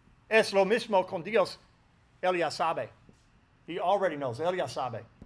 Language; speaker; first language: Spanish; non-native, learner; English